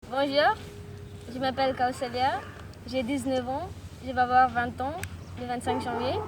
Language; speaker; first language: French; non-native, fluent; Tamil